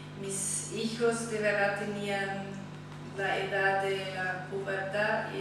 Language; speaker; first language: Spanish; non-native, fluent; German